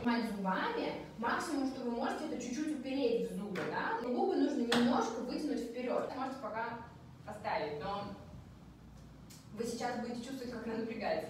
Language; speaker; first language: Russian; native; Russian